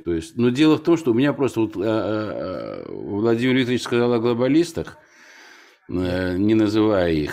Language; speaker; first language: Russian; native; Russian